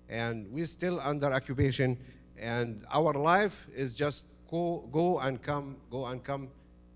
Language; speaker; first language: English; non-native, fluent; Arabic